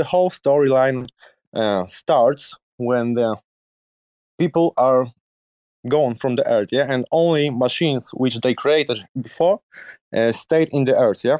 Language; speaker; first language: English; non-native, learner; Polish